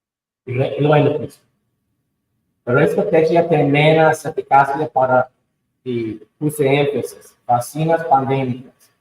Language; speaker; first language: Spanish; non-native, fluent; English